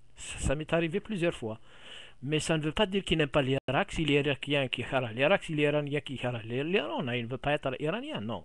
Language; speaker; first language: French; non-native, local second language; Kabyle